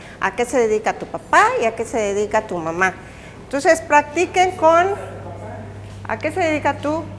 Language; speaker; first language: Spanish; native; Spanish